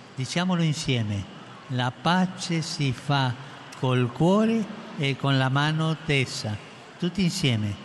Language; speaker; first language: Italian; non-native, fluent; Spanish